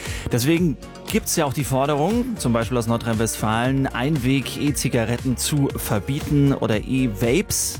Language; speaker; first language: German; native; German